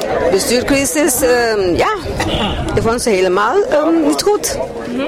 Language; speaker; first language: Dutch; non-native, local second language; Papiamento